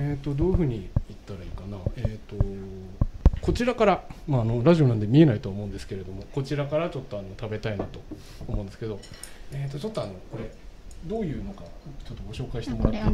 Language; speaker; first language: Japanese; native; Japanese